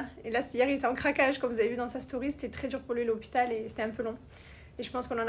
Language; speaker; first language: French; native; French